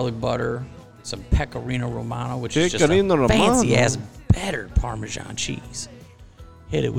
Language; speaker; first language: English; native; English